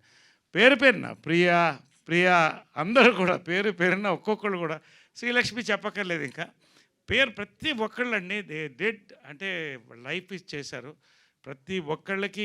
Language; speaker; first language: Telugu; native; Telugu